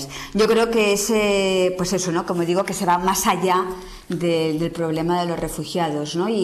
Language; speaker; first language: Spanish; native; Spanish